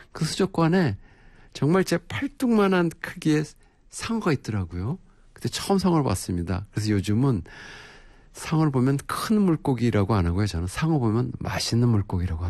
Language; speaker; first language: Korean; native; Korean